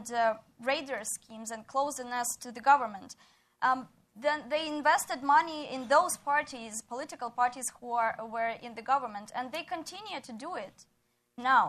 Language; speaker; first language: English; non-native, fluent; Ukrainian